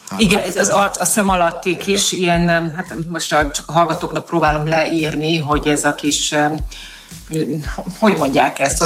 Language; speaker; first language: Hungarian; native; Hungarian